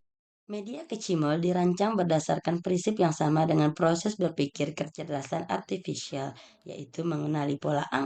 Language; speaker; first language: Indonesian; native; Indonesian